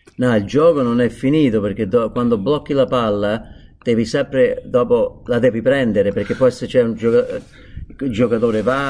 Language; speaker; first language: Italian; non-native, fluent; English